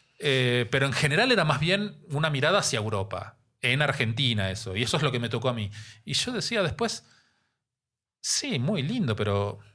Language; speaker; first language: Spanish; native; Spanish